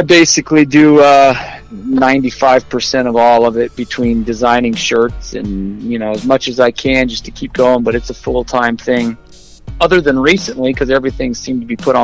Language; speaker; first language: English; native; English